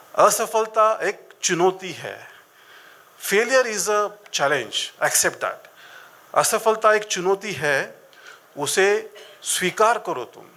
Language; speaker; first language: Hindi; non-native, local second language; Marathi